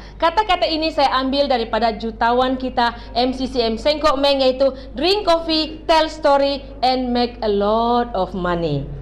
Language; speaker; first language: Malay; native; Malay